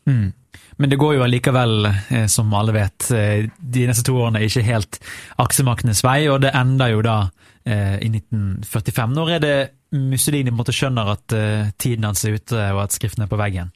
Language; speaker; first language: Norwegian; native; Norwegian